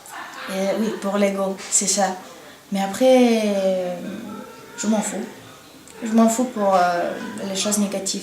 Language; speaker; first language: French; non-native, learner; Bulgarian